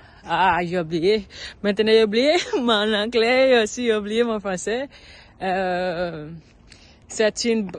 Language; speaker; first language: French; non-native, learner; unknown